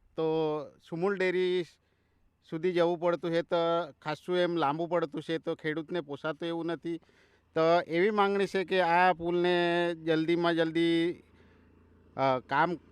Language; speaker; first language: Gujarati; non-native, local second language; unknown